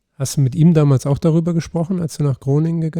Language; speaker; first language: German; native; German